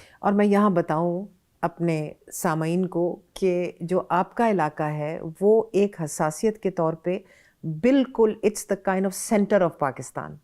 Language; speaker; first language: Urdu; native; Urdu